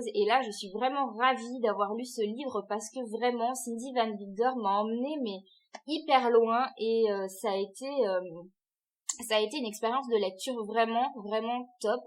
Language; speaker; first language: French; native; French